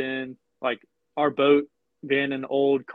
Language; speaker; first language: English; native; English